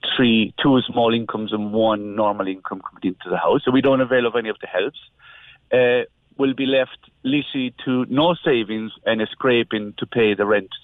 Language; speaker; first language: English; non-native, fluent; Spanish